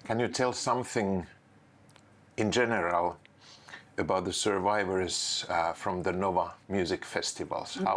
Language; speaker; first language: English; non-native, fluent; Finnish